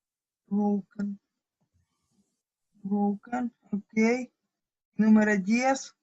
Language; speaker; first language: Spanish; non-native, learner; Russian